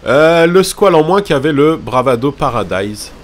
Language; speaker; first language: French; native; French